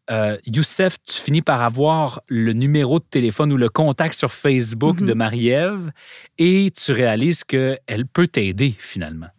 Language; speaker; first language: French; native; French